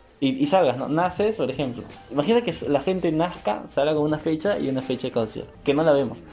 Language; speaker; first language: Spanish; native; Spanish